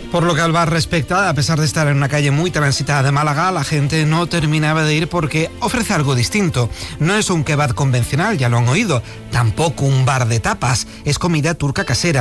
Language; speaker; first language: Spanish; native; Spanish